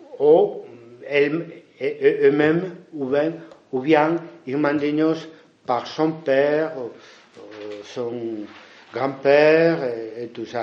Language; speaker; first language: French; non-native, fluent; Spanish